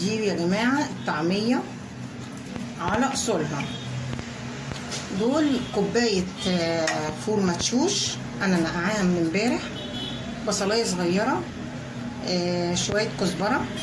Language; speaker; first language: Arabic; native; Arabic